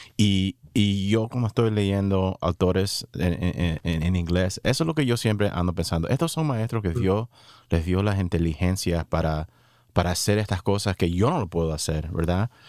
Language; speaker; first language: Spanish; early bilingual, heritage; Spanish